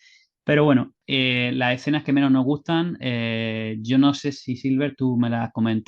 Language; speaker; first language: Spanish; native; Spanish